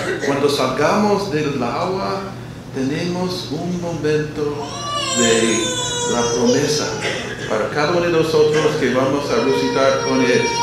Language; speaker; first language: Spanish; non-native, learner; English